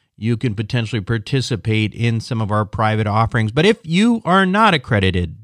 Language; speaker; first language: English; native; English